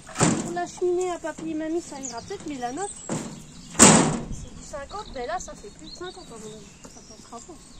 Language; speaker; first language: French; native; French